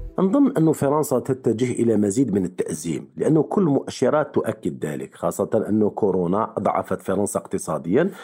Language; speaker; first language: Arabic; native; Arabic